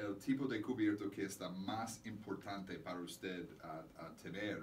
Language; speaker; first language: Spanish; non-native, fluent; English